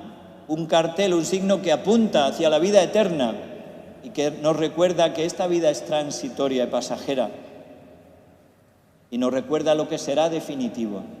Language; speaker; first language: Spanish; native; Spanish